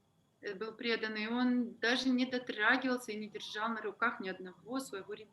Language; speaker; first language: Russian; native; Russian